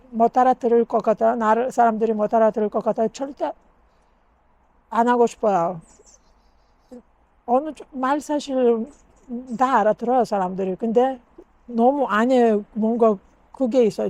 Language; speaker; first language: Korean; non-native, learner; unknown